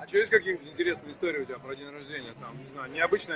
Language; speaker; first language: Russian; native; Russian